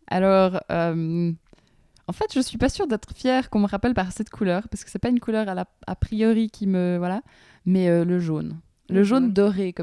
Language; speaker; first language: French; native; French